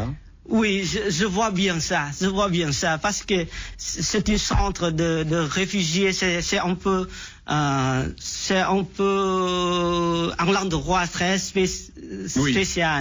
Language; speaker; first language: French; non-native, fluent; Vietnamese